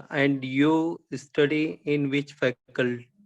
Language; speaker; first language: English; non-native, learner; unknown